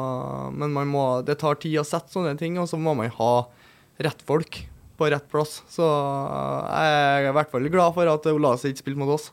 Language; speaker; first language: Norwegian; native; Norwegian